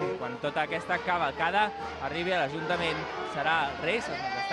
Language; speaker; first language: Catalan; native; Catalan